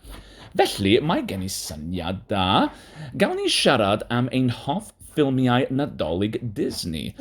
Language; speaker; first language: Welsh; non-native, learner; English